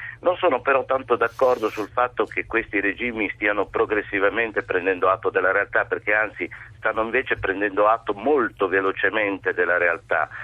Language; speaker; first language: Italian; native; Italian